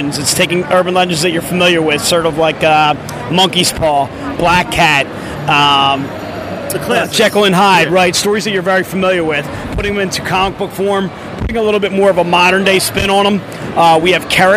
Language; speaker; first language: English; native; English